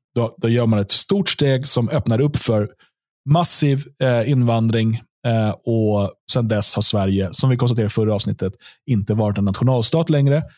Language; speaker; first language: Swedish; native; Swedish